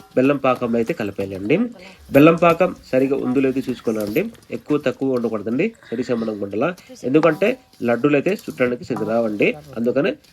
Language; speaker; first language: Telugu; non-native, local second language; Odia